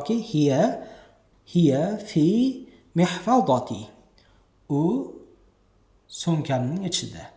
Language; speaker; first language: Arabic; non-native, fluent; Uzbek